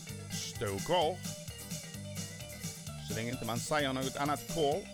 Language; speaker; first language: Swedish; native; Swedish